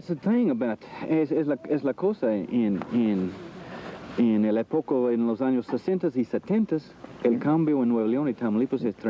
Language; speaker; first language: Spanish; non-native, learner; English